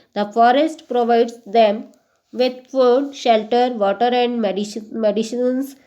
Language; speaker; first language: English; non-native, local second language; Hindi